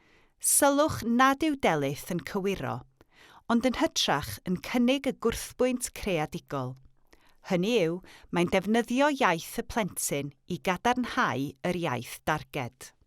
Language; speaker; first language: Welsh; native; Welsh